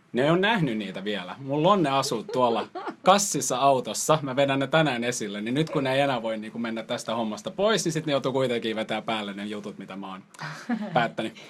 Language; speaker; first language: Finnish; non-native, local second language; Swedish